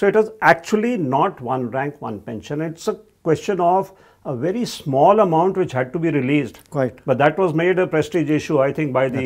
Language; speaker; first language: English; non-native, local second language; Hindi